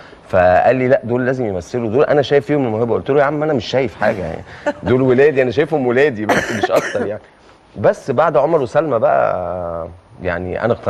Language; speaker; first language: Arabic; native; Arabic